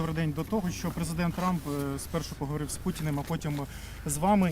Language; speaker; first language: Ukrainian; native; Ukrainian